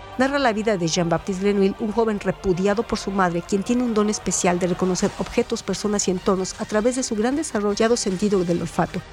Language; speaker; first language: Spanish; native; Spanish